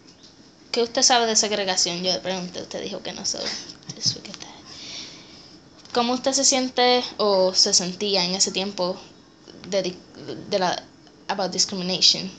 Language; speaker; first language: Spanish; early bilingual, heritage; Spanish